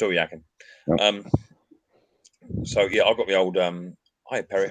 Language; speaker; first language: English; native; English